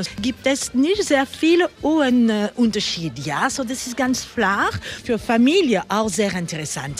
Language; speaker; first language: German; non-native, learner; French